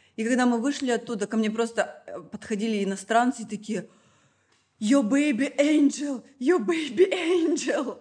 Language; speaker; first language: Russian; native; Russian